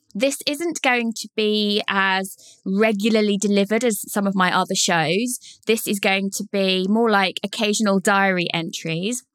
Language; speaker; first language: English; native; English